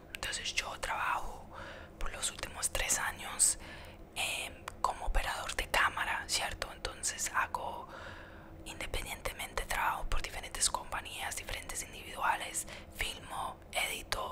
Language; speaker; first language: Spanish; early bilingual, heritage; Spanish